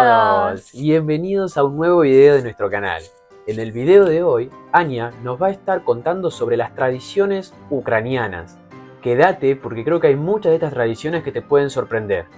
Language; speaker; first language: Spanish; native; Spanish